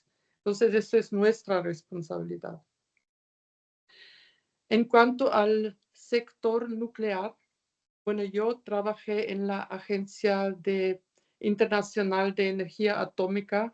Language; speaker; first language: Spanish; non-native, fluent; German